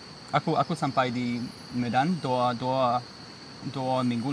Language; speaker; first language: Indonesian; non-native, learner; English